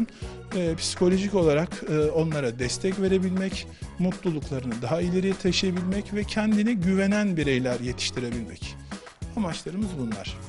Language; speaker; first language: Turkish; native; Turkish